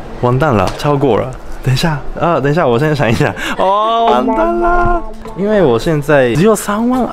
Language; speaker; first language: Chinese; non-native, learner; Japanese